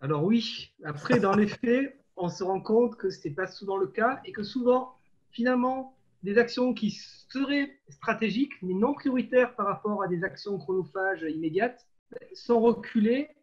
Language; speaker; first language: French; native; French